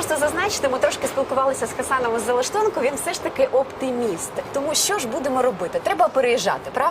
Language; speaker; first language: Ukrainian; native; Ukrainian